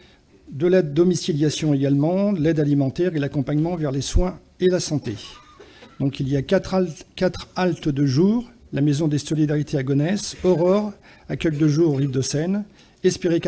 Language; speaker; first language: French; native; French